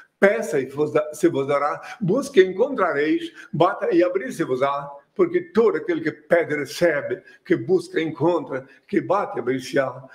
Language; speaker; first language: Portuguese; non-native, fluent; French